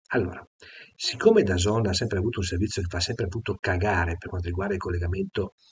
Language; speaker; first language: Italian; native; Italian